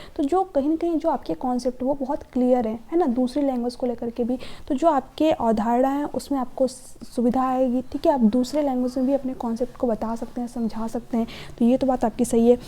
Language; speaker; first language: Hindi; native; Hindi